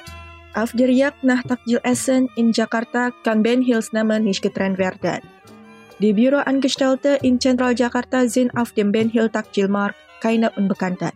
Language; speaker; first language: German; non-native, fluent; Indonesian